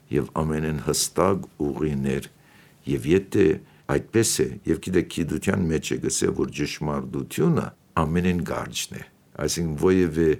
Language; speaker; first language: Armenian; native; Armenian